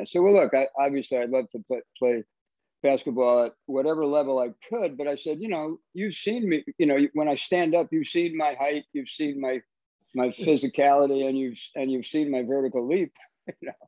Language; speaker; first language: English; native; English